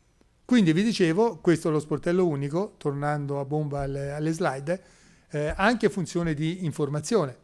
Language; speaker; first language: Italian; native; Italian